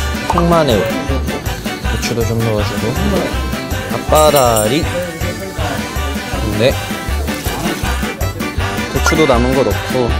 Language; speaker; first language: Korean; non-native, learner; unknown